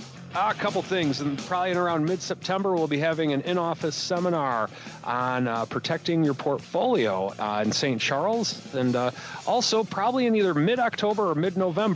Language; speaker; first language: English; native; English